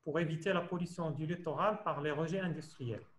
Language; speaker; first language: French; non-native, local second language; Arabic